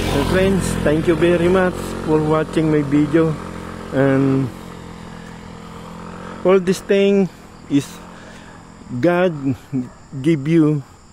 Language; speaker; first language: English; non-native, local second language; Filipino